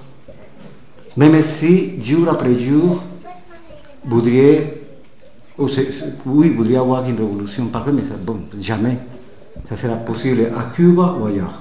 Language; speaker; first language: French; non-native, fluent; Spanish